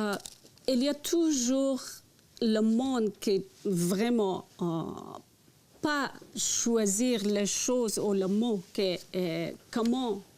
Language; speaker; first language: French; non-native, learner; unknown